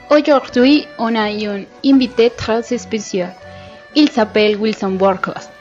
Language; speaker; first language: French; non-native, learner; Spanish